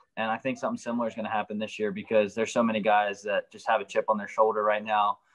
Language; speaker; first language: English; native; English